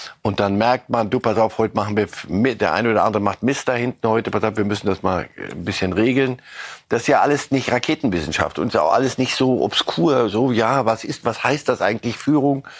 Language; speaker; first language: German; native; German